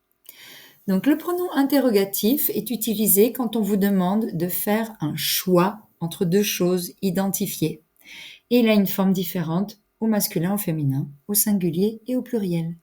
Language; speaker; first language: French; native; French